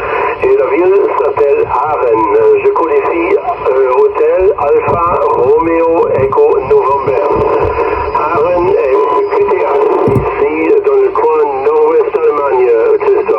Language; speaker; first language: French; non-native, fluent; German